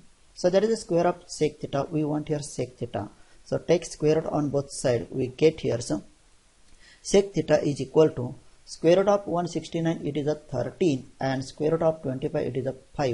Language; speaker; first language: English; non-native, local second language; Marathi